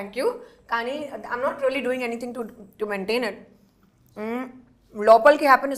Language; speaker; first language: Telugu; non-native, learner; Hindi